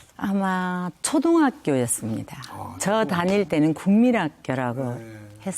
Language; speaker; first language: Korean; native; Korean